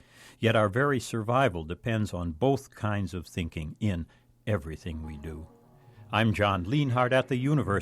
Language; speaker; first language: English; native; English